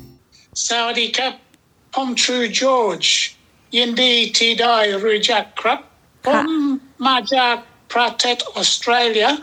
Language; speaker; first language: Thai; non-native, learner; English